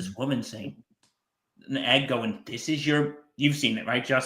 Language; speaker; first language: English; native; English